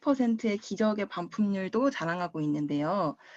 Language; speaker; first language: Korean; native; Korean